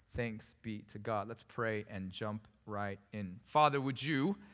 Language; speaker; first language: English; early bilingual, other home language; Korean